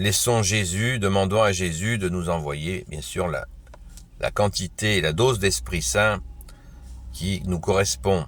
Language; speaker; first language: French; native; French